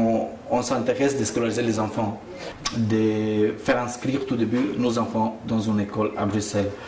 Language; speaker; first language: French; early bilingual, other home language; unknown